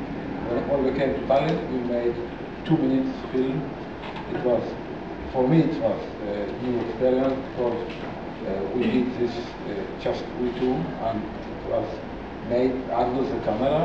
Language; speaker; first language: English; non-native, learner; Estonian